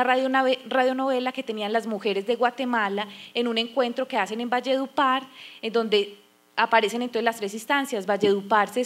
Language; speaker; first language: Spanish; native; Spanish